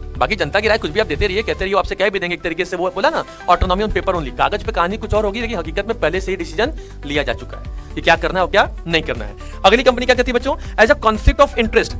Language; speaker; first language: Hindi; native; Hindi